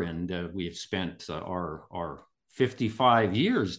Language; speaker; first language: English; native; English